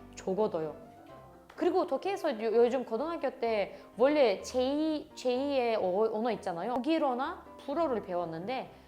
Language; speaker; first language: Korean; non-native, fluent; Turkish